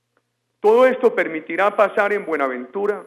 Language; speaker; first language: Spanish; native; Spanish